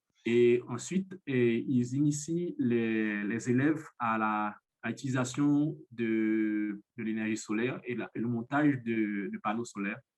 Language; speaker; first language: French; non-native, local second language; Haitian Creole